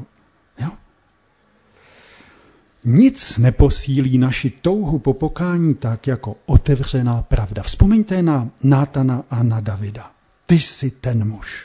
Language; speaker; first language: Czech; native; Czech